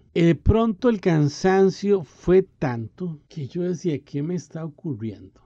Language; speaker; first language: Spanish; native; Spanish